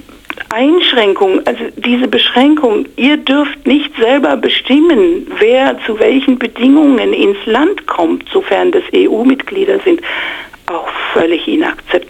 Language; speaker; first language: German; non-native, fluent; English